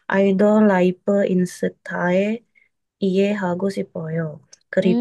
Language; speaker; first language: Korean; non-native, learner; Indonesian